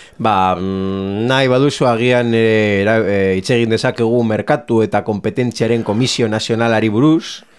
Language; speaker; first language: Basque; non-native, local second language; Spanish